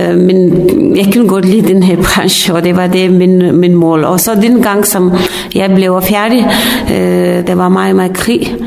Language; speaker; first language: Danish; non-native, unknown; Pashto